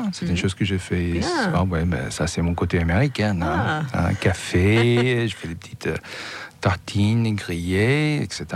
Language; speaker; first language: French; non-native, fluent; English